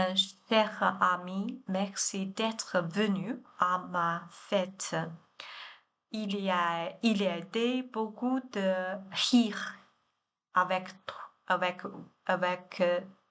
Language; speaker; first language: French; non-native, learner; Chinese